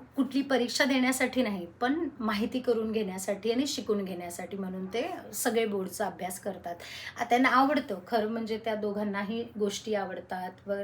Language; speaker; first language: Marathi; non-native, local second language; Hindi